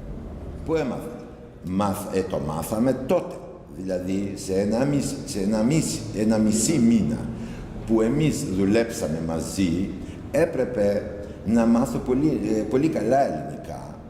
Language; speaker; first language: Greek; non-native, learner; Albanian